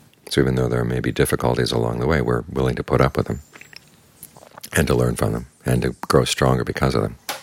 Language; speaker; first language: English; native; English